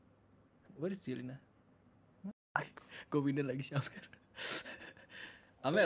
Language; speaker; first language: English; non-native, learner; Indonesian